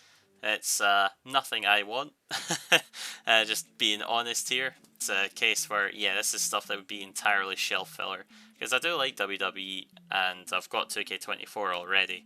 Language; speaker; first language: English; native; English